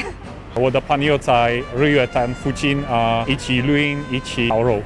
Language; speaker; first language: Chinese; non-native, fluent; Polish